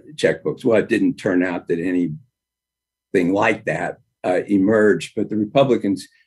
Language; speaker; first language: English; native; English